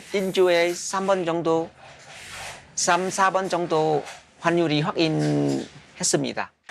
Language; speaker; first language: Korean; non-native, learner; Vietnamese